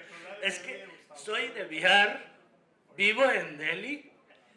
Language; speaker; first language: Spanish; non-native, fluent; Hindi